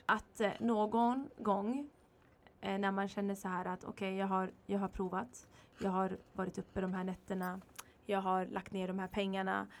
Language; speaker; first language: Swedish; early bilingual, other home language; Arabic